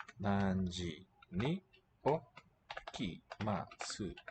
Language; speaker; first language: Japanese; non-native, learner; English